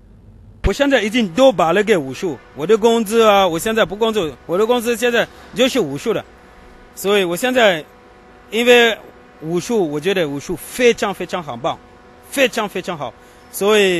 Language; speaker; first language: Chinese; non-native, learner; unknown